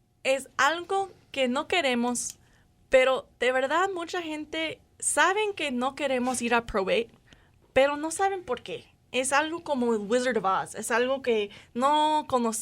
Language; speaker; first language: Spanish; non-native, fluent; English